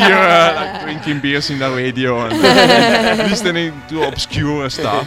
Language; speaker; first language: English; non-native, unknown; Italian